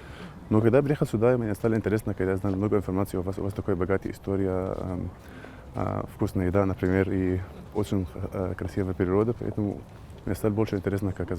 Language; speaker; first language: Russian; non-native, learner; Arabic